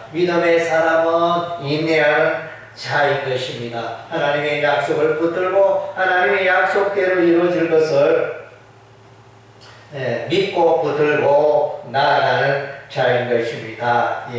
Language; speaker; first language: Korean; native; Korean